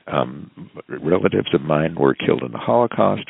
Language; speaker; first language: English; native; English